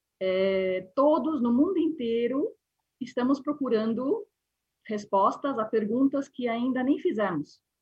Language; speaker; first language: Portuguese; non-native, fluent; Spanish